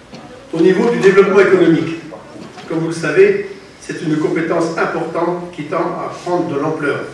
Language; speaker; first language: French; native; French